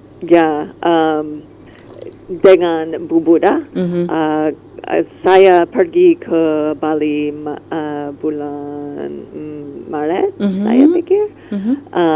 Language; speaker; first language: Indonesian; non-native, learner; English